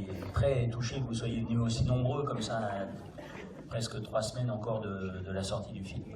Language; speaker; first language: French; native; French